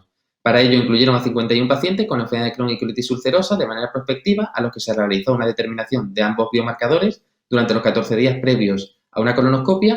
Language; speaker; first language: Spanish; native; Spanish